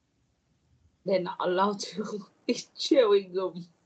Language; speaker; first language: English; non-native, learner; Thai